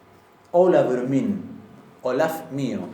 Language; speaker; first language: Icelandic; non-native, learner; Spanish